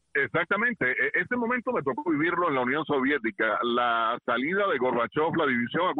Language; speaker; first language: Spanish; native; Spanish